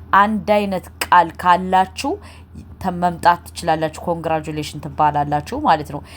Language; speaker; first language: Amharic; native; Amharic